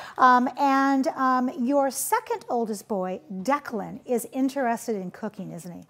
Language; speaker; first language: English; native; English